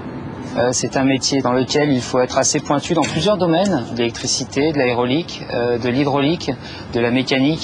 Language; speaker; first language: French; native; French